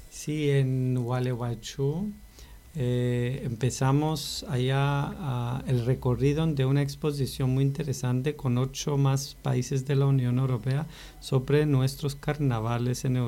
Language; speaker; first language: Spanish; non-native, fluent; Greek